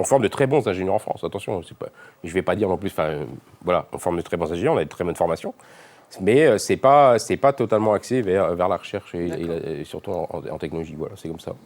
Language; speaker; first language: French; native; French